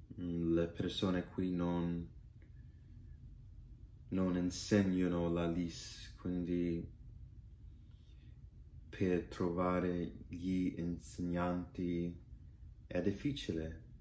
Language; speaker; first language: Italian; non-native, learner; English